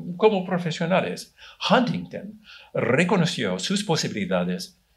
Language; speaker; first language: Spanish; non-native, fluent; English